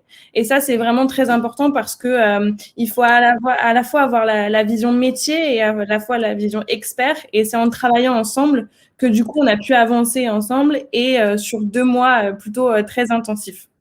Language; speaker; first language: French; native; French